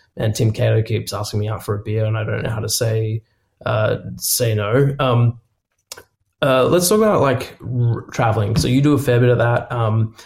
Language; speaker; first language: English; native; English